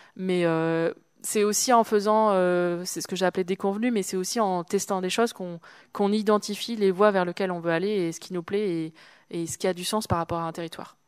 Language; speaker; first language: French; native; French